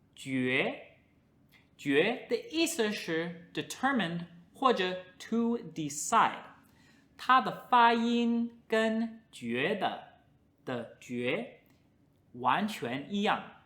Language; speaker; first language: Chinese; non-native, fluent; English